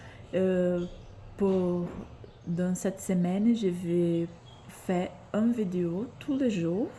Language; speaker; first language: French; non-native, learner; Portuguese